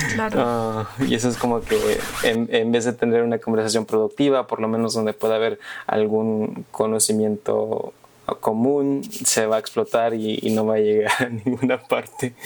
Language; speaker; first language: Spanish; early bilingual, heritage; Spanish